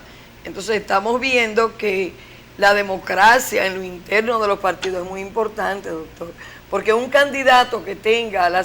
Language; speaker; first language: Spanish; native; Spanish